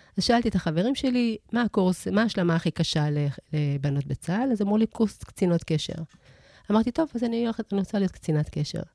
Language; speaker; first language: Hebrew; early bilingual, other home language; Amharic